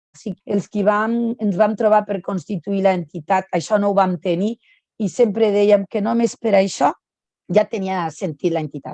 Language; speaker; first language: Catalan; native; Catalan